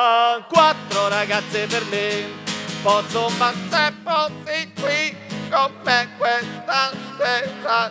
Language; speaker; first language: Italian; native; Italian